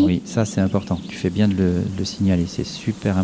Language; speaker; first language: French; native; French